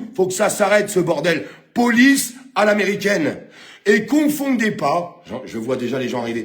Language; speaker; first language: French; native; French